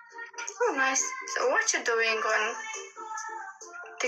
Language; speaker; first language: English; non-native, learner; Romanian